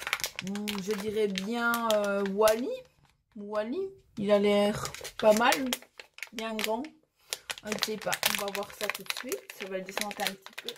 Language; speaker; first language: French; native; French